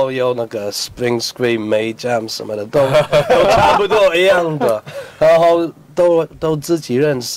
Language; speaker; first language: Chinese; non-native, fluent; English